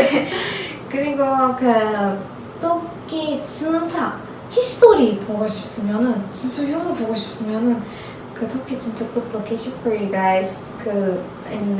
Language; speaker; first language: Korean; non-native, learner; Turkish